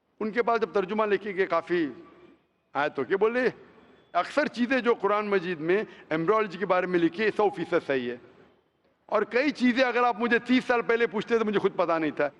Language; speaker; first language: Hindi; non-native, local second language; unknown